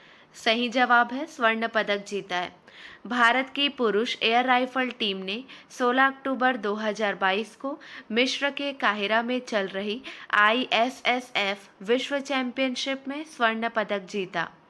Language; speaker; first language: Hindi; native; Hindi